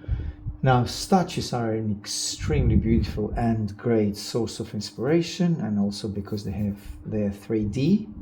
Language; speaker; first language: English; non-native, fluent; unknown